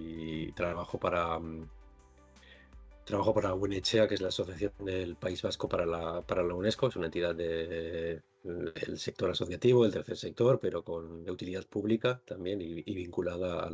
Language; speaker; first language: Spanish; native; Spanish